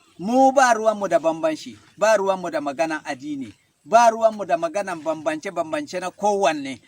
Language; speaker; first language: Hausa; non-native, local second language; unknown